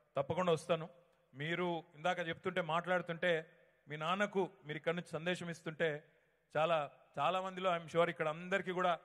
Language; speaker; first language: Telugu; native; Telugu